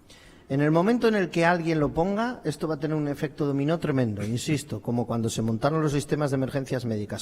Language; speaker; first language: Spanish; native; Spanish